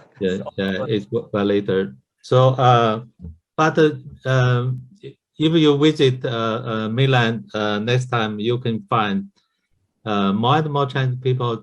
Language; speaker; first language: English; non-native, learner; Chinese